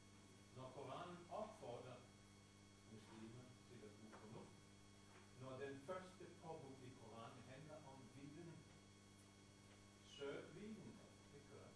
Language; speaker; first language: Danish; non-native, fluent; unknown